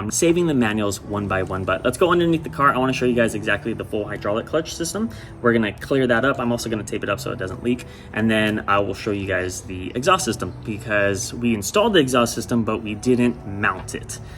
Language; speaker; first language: English; native; English